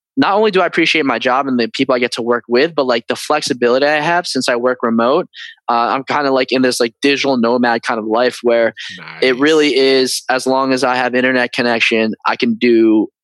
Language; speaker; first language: English; early bilingual, other home language; Filipino